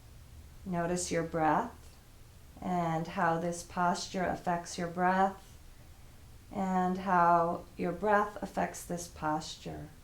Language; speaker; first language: English; native; English